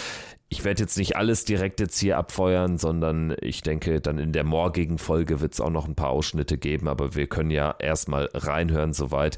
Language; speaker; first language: German; native; German